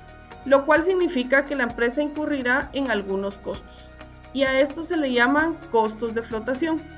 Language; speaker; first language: Spanish; native; Spanish